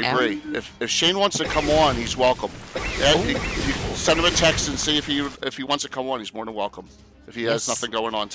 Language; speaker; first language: English; native; English